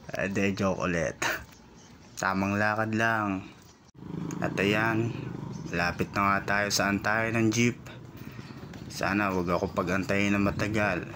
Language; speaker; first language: Filipino; non-native, local second language; Bikol